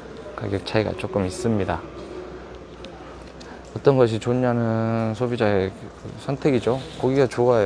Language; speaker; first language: Korean; native; Korean